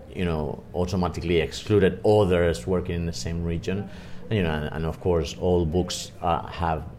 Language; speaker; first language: English; non-native, fluent; Spanish